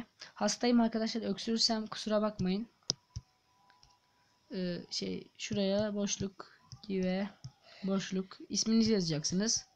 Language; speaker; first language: Turkish; native; Turkish